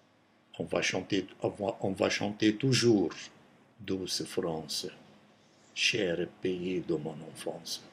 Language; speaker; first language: French; non-native, local second language; Arabic